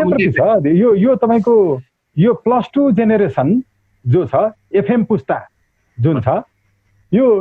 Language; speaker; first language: Nepali; native; Nepali